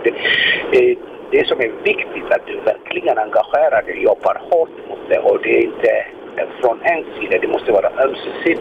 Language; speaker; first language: Swedish; non-native, fluent; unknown